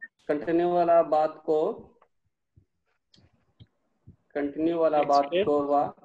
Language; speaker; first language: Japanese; non-native, learner; Hindi